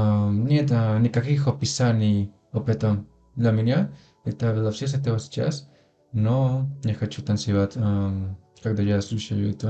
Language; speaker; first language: Russian; non-native, learner; Spanish